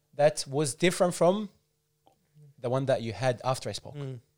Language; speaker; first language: English; non-native, fluent; Arabic